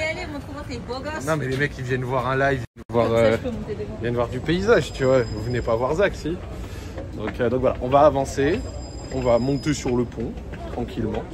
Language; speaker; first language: French; native; French